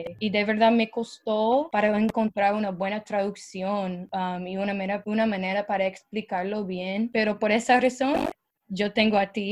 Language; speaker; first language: Spanish; non-native, fluent; English